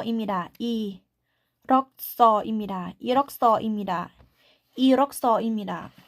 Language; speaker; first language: Korean; non-native, learner; Thai